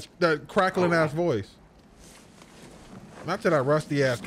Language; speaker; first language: English; native; English